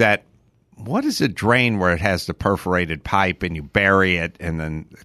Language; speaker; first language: English; native; English